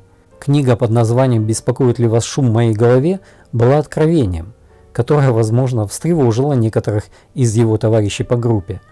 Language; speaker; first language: Russian; native; Russian